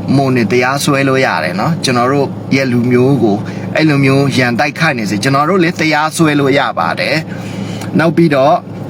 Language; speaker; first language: Burmese; non-native, local second language; Mon